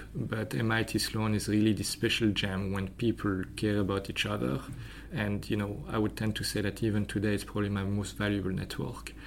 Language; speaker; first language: English; non-native, fluent; French